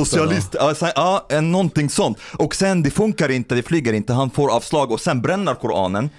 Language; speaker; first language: Swedish; non-native, fluent; Arabic